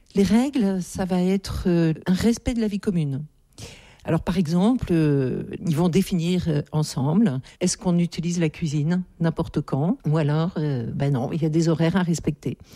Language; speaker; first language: French; native; French